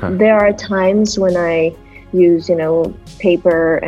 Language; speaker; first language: English; non-native, fluent; Russian